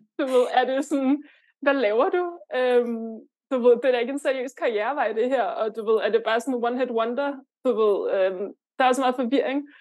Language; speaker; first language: Danish; early bilingual, other home language; Lithuanian